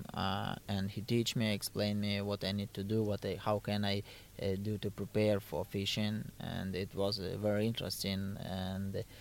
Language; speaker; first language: English; non-native, fluent; Ukrainian